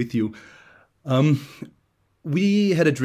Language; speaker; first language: English; non-native, fluent; Hebrew